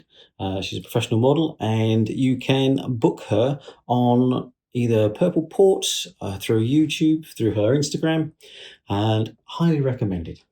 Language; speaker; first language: English; native; English